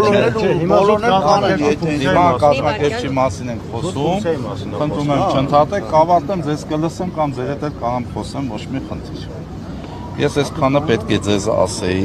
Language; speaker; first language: Armenian; native; Armenian